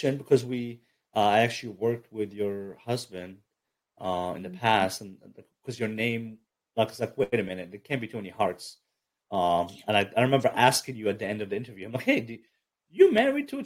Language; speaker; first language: English; early bilingual, other home language; Arabic